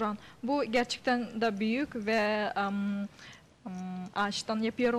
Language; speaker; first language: Turkish; non-native, learner; Yakut